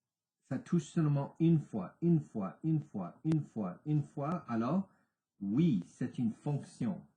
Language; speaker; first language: French; non-native, local second language; English